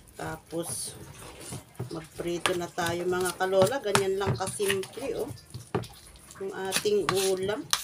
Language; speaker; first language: Filipino; non-native, local second language; Iloko